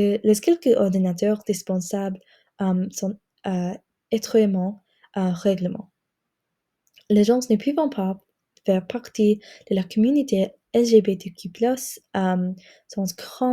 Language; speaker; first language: French; non-native, learner; English